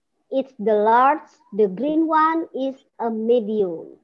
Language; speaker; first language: English; non-native, learner; Indonesian